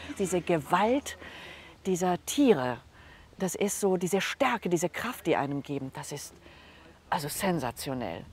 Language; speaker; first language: German; non-native, local second language; Hungarian